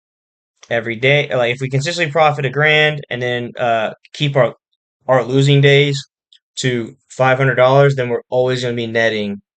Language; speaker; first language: English; native; English